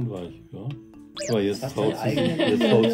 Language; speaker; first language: German; native; German